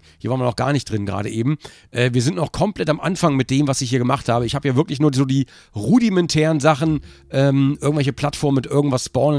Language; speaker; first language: German; native; German